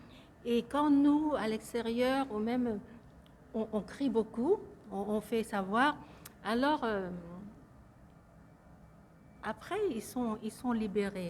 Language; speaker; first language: French; non-native, fluent; Lao